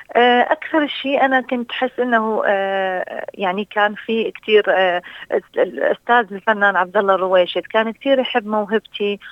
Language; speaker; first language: Arabic; non-native, local second language; Assyrian Neo-Aramaic